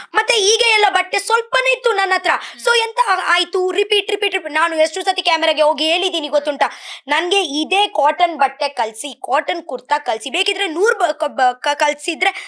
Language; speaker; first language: Kannada; non-native, local second language; Tulu